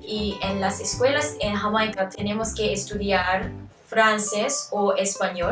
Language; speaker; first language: Spanish; non-native, learner; English